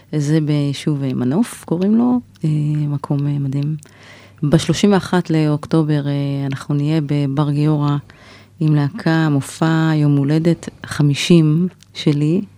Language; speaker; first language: Hebrew; native; Hebrew